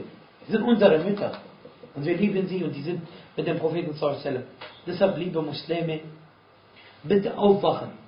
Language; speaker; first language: German; non-native, fluent; Arabic